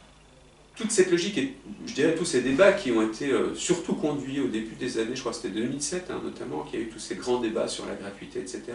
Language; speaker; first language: French; native; French